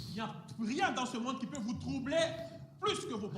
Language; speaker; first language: French; non-native, fluent; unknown